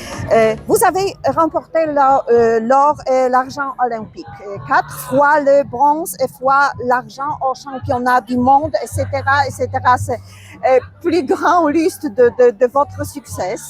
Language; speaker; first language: French; non-native, learner; Polish